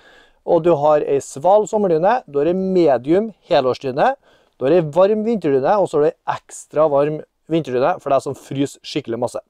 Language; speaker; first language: Norwegian; native; Norwegian